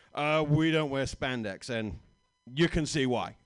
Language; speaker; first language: English; native; English